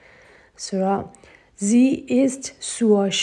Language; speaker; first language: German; non-native, fluent; Burmese